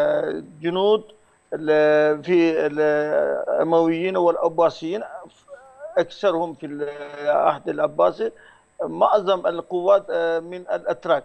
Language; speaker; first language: Arabic; non-native, fluent; Turkish